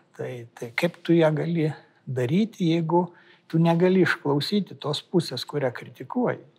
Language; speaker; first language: Lithuanian; native; Lithuanian